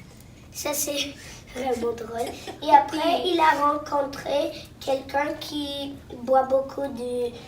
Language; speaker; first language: French; non-native, local second language; English